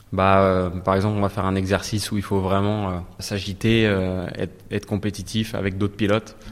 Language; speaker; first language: French; native; French